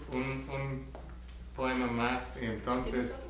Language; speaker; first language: Spanish; non-native, learner; English